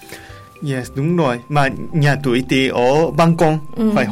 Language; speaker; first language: Vietnamese; non-native, learner; Japanese